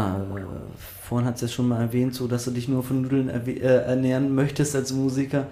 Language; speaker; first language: German; native; German